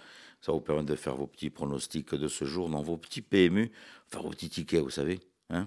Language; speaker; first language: French; native; French